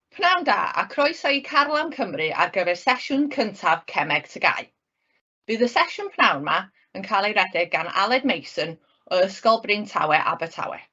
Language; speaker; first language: Welsh; native; Welsh